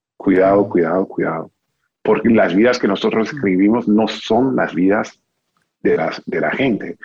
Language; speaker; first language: Spanish; non-native, fluent; English